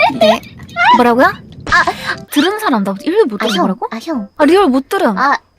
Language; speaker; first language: Korean; native; Korean